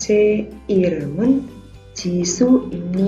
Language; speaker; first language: Korean; non-native, fluent; Indonesian